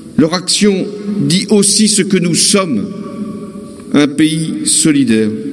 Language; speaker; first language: French; native; French